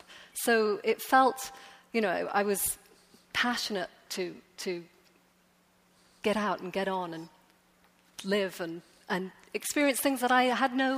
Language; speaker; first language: English; native; English